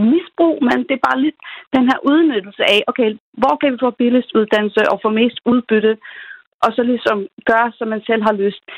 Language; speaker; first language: Danish; non-native, local second language; Faroese